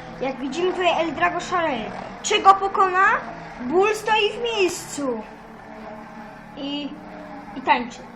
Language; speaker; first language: Polish; native; Polish